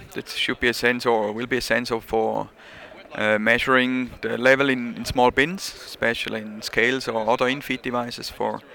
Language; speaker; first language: English; non-native, fluent; German